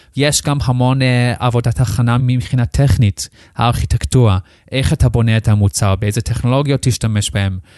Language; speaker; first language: Hebrew; non-native, fluent; English